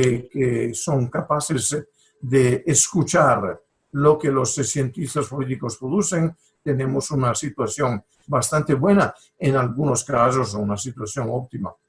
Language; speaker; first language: Spanish; non-native, fluent; Italian